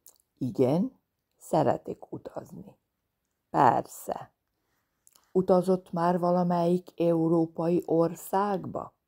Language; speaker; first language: Hungarian; non-native, fluent; Serbian